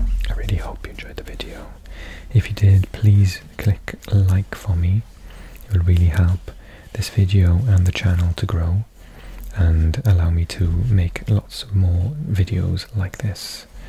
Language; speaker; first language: English; native; English